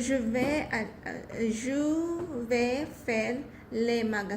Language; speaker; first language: French; non-native, learner; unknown